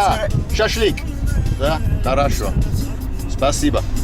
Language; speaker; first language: Russian; non-native, learner; English